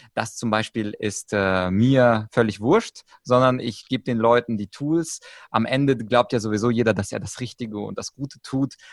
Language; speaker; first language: German; early bilingual, other home language; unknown